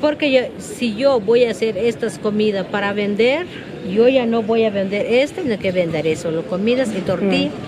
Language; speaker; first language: Spanish; non-native, local second language; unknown